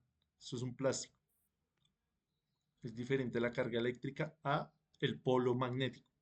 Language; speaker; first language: Spanish; native; Spanish